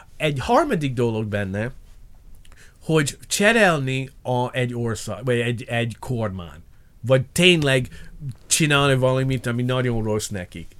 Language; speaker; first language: Hungarian; non-native, learner; English